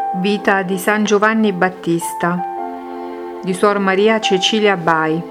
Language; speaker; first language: Italian; native; Italian